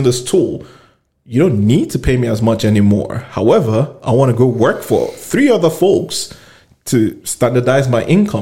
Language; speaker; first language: English; non-native, local second language; Yoruba